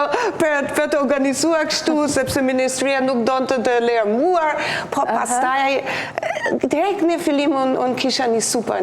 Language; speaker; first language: Albanian; non-native, fluent; German